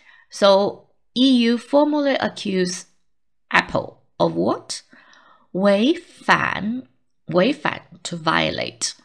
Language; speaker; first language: English; non-native, fluent; Chinese